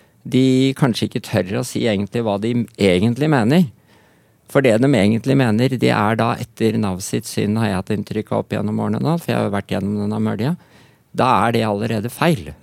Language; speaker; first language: Norwegian; native; Norwegian